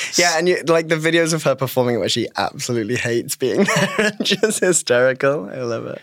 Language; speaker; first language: English; native; English